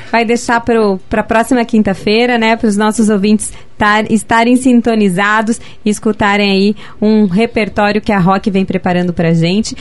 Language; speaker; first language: Portuguese; native; Portuguese